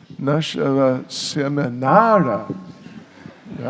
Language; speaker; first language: Russian; non-native, learner; English